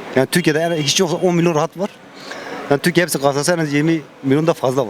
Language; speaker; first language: Turkish; early bilingual, heritage; Turkish